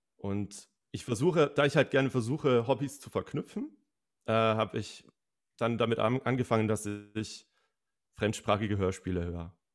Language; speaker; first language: German; native; German